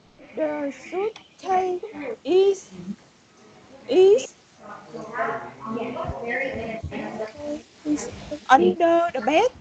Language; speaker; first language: English; non-native, learner; Vietnamese